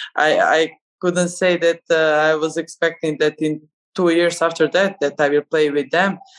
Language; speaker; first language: English; non-native, fluent; Serbian